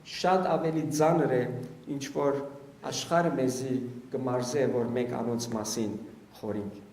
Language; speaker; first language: Armenian; early bilingual, heritage; Armenian